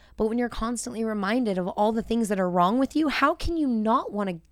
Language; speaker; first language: English; native; English